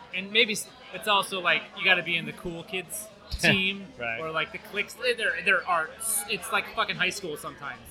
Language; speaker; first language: English; native; English